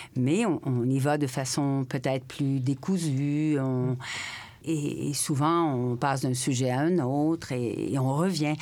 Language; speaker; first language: French; native; French